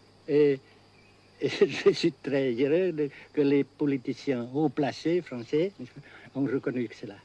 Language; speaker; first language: French; non-native, fluent; Vietnamese